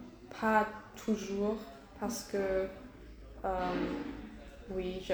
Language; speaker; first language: French; non-native, learner; German